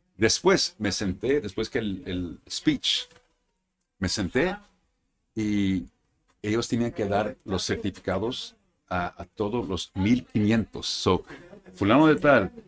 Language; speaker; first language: Spanish; early bilingual, heritage; Spanish